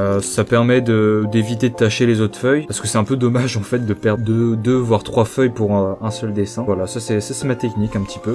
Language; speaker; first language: French; native; French